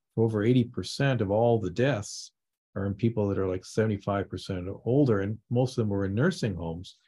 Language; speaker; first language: English; native; English